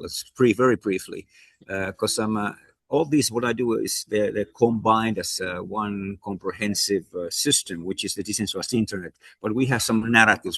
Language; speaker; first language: English; non-native, fluent; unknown